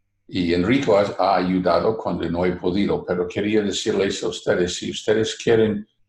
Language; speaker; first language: Spanish; non-native, fluent; English